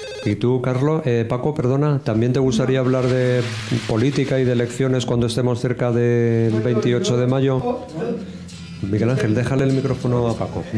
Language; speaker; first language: Spanish; native; Spanish